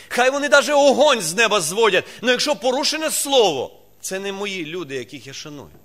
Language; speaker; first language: Ukrainian; non-native, local second language; Russian